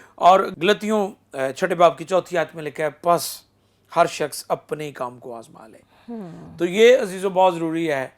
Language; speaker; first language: Urdu; non-native, local second language; Punjabi